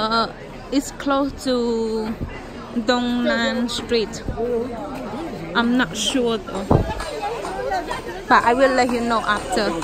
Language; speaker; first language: English; non-native, fluent; Khmer